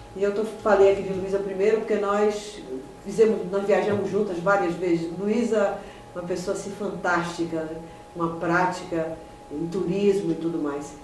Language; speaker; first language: Portuguese; native; Portuguese